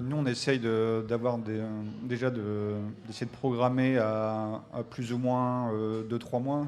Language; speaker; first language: French; native; French